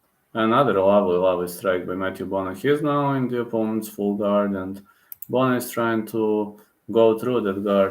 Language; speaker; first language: English; non-native, fluent; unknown